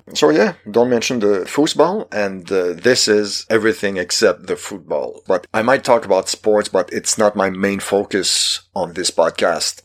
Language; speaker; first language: English; non-native, fluent; French